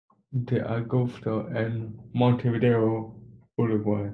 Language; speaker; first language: Spanish; non-native, learner; English